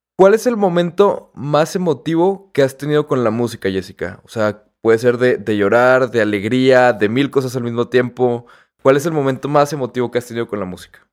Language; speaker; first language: Spanish; native; Spanish